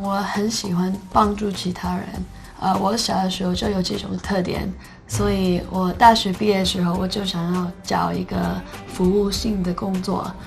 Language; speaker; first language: Chinese; non-native, fluent; English